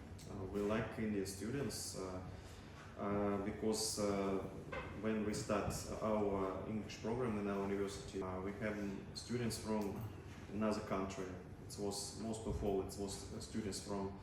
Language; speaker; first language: English; non-native, learner; Russian